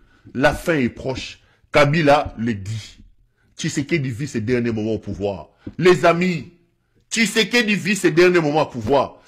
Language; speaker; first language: French; non-native, local second language; Lingala